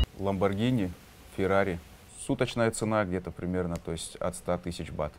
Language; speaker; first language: Russian; native; Russian